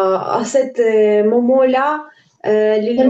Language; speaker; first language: French; non-native, learner; Ukrainian